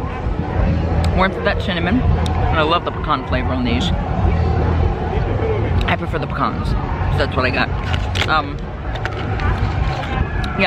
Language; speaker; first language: English; native; English